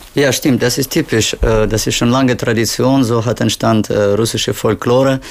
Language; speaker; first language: German; non-native, learner; Russian